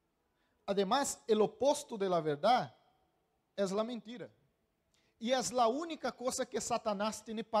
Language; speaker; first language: Spanish; non-native, fluent; Portuguese